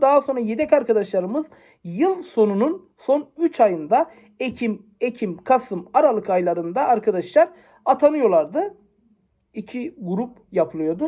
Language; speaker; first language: Turkish; native; Turkish